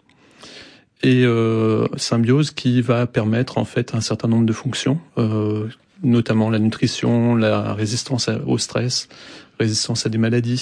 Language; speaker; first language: French; native; French